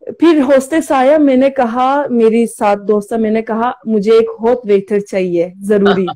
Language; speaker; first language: Hindi; non-native, learner; Turkish